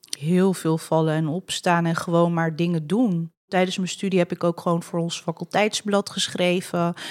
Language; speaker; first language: Dutch; early bilingual, other home language; Arabic